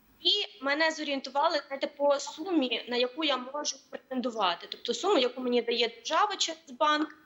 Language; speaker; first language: Ukrainian; native; Ukrainian